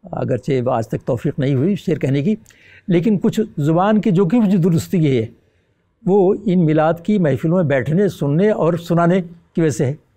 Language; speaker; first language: Urdu; native; Urdu